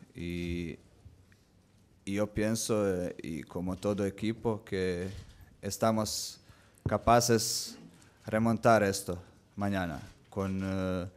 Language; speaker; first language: Spanish; non-native, learner; Croatian